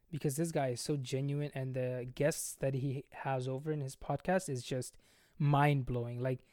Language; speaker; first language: English; non-native, local second language; Bangla